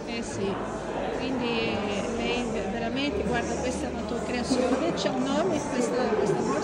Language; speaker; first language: Italian; non-native, fluent; Portuguese